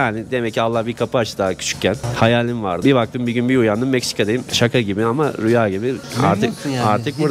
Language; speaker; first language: Turkish; native; Turkish